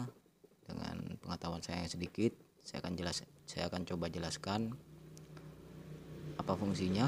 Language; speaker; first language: Indonesian; non-native, local second language; Madurese